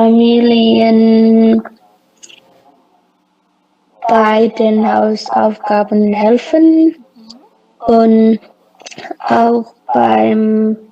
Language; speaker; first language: German; non-native, learner; Indonesian